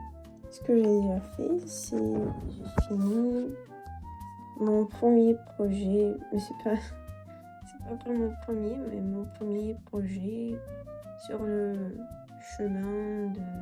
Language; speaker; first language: French; non-native, fluent; Russian